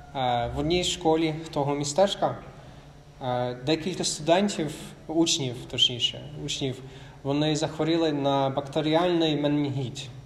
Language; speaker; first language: Ukrainian; non-native, fluent; English